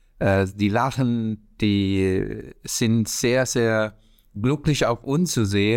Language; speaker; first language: German; non-native, fluent; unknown